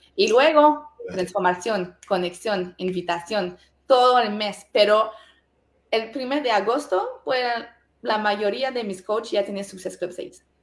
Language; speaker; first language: Spanish; non-native, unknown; French